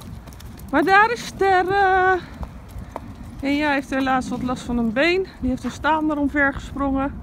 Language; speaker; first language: Dutch; native; Dutch